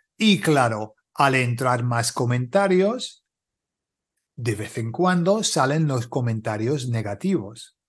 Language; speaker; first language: Spanish; non-native, fluent; English